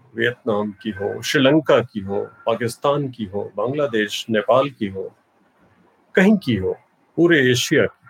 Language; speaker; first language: Hindi; non-native, local second language; Bhojpuri